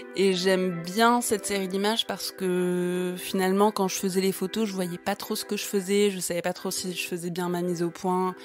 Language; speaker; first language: French; early bilingual, other home language; German